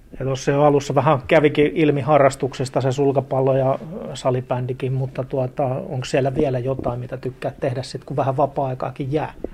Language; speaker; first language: Finnish; native; Finnish